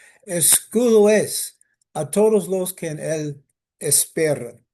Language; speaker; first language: Spanish; non-native, fluent; English